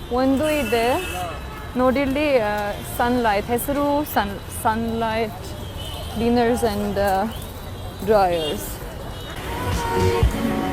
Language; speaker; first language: Kannada; non-native, learner; English